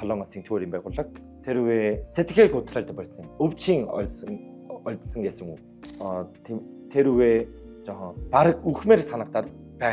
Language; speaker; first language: Mongolian; non-native, learner; Korean